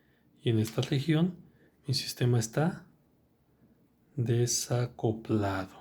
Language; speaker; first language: Spanish; native; Spanish